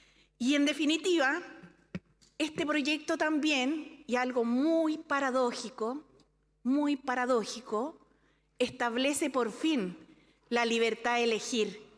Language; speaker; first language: Spanish; native; Spanish